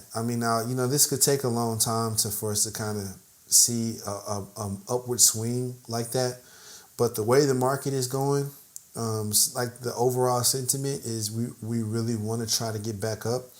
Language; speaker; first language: English; native; English